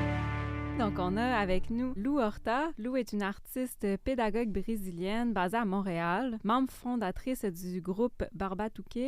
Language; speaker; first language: French; native; French